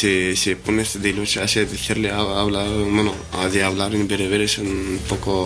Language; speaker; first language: Spanish; non-native, fluent; Berber languages